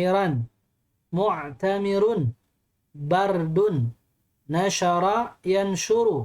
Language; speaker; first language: Arabic; non-native, fluent; Indonesian